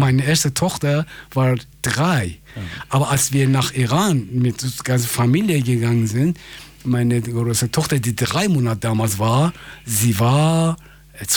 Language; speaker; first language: German; non-native, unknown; Persian